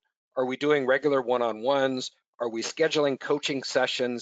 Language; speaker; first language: English; native; English